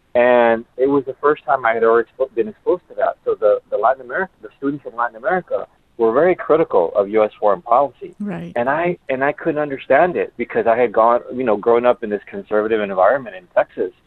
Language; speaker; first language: English; early bilingual, other home language; Spanish